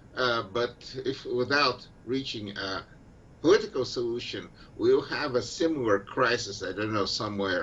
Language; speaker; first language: English; non-native, fluent; Russian